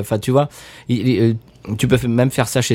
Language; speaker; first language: French; native; French